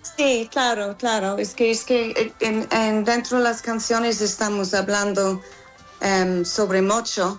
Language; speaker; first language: Spanish; non-native, fluent; English